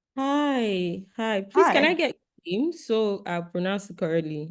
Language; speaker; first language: English; non-native, local second language; Yoruba